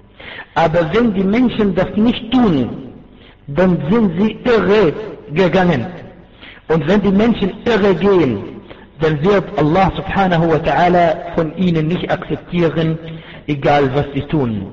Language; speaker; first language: German; non-native, fluent; Arabic